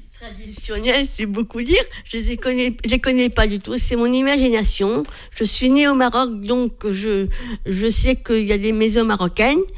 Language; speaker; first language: French; native; French